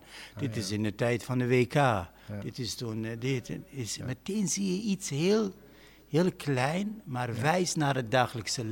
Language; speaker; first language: Dutch; non-native, fluent; Arabic